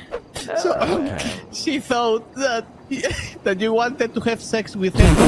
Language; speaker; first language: English; non-native, learner; Spanish